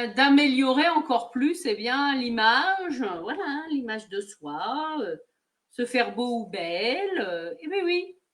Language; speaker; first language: French; native; French